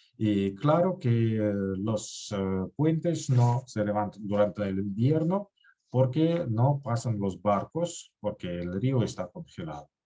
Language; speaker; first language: Spanish; non-native, fluent; Russian